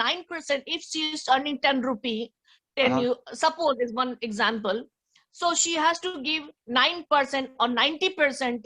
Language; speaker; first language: English; non-native, learner; Hindi